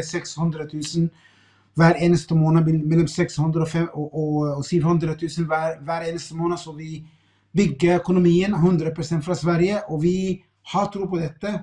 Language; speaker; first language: Swedish; non-native, fluent; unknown